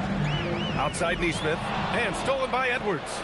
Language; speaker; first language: English; native; English